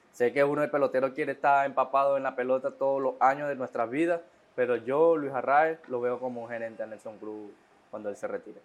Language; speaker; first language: Spanish; native; Spanish